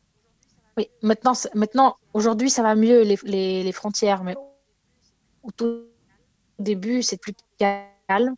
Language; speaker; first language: French; non-native, fluent; Ukrainian